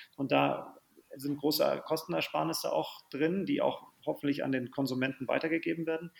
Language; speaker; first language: German; native; German